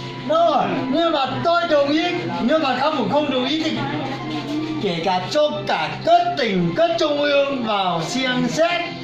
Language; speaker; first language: Vietnamese; non-native, local second language; Hmong